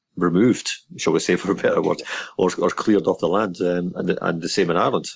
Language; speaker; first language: English; native; English